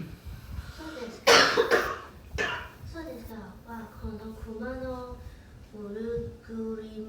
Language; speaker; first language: Japanese; non-native, learner; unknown